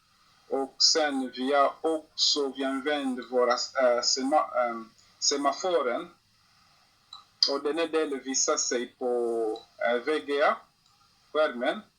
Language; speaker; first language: Swedish; non-native, learner; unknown